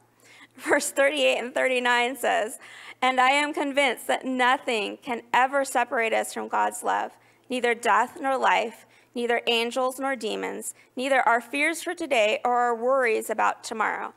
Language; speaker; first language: English; native; English